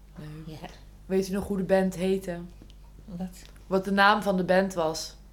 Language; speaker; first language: Dutch; native; Dutch